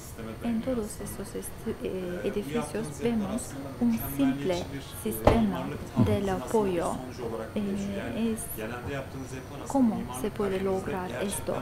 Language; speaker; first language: Spanish; non-native, learner; Turkish